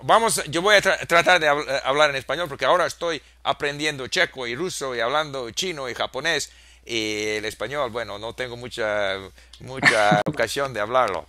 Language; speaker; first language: Spanish; non-native, fluent; English